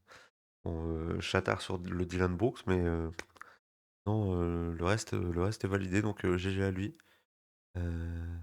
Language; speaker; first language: French; native; French